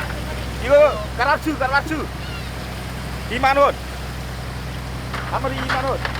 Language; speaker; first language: Korean; non-native, learner; Vietnamese